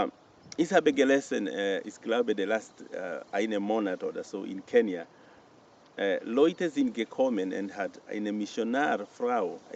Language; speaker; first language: German; non-native, fluent; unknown